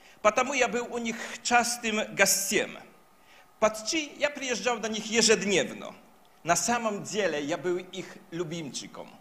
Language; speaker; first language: Russian; non-native, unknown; Polish